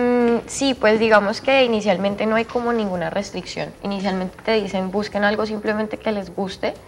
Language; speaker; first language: Spanish; native; Spanish